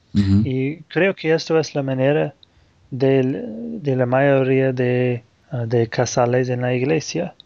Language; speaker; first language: Spanish; non-native, fluent; Portuguese